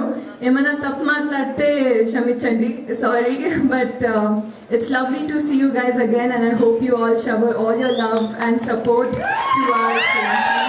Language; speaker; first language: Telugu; non-native, learner; Kannada